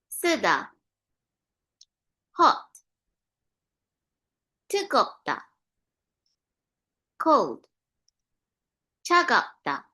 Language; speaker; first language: Korean; non-native, learner; English